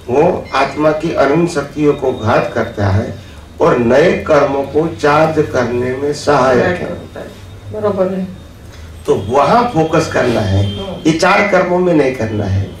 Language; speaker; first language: Hindi; non-native, local second language; Gujarati